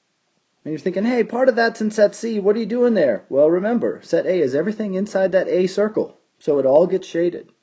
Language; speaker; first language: English; native; English